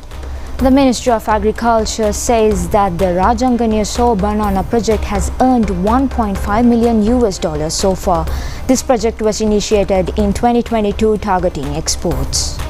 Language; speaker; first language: English; non-native, local second language; Sinhala